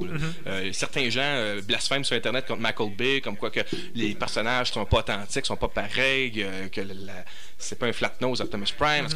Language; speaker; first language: French; native; French